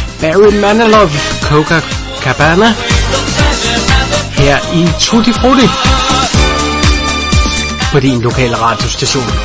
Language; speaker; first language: Danish; native; Danish